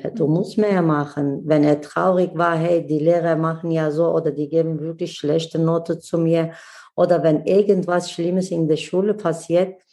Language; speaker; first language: German; non-native, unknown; Kurdish